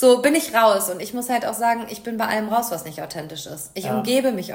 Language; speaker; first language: German; native; German